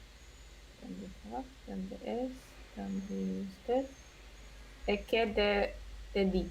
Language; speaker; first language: Spanish; non-native, learner; Russian